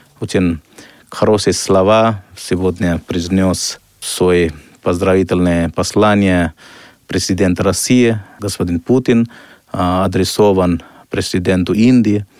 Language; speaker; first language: Russian; non-native, fluent; Hindi